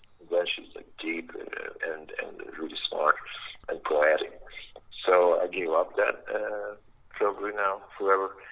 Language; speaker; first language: English; non-native, fluent; Ukrainian